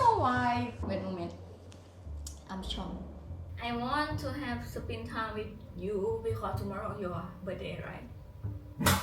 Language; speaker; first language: English; non-native, learner; Thai